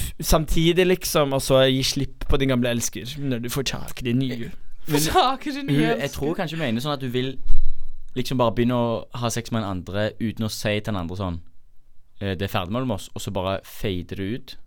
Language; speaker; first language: Norwegian; native; Norwegian